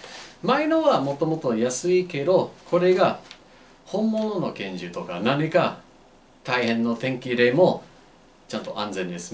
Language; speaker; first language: Japanese; non-native, fluent; English